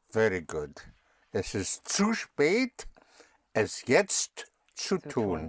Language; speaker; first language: German; non-native, fluent; English